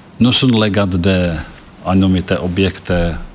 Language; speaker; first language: Romanian; non-native, learner; Czech